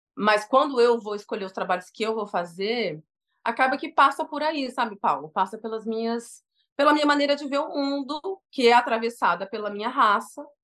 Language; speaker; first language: Portuguese; native; Portuguese